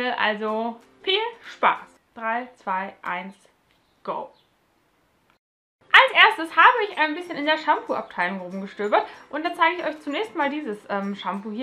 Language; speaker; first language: German; native; German